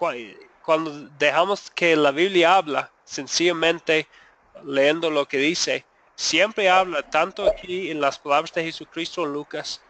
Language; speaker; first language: Spanish; non-native, fluent; English